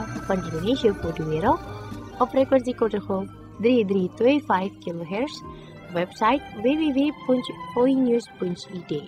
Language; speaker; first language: Dutch; non-native, learner; Indonesian